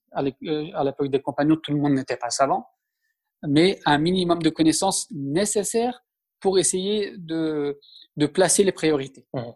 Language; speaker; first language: French; early bilingual, other home language; Turkish